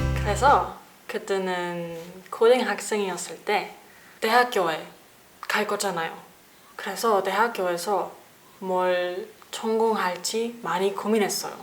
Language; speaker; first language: Korean; non-native, learner; German